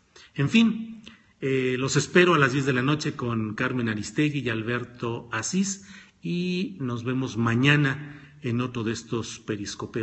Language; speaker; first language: Spanish; native; Spanish